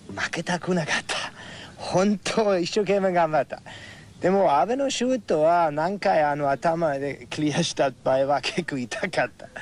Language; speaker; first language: Japanese; non-native, learner; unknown